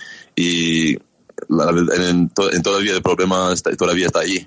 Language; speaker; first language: Spanish; non-native, learner; English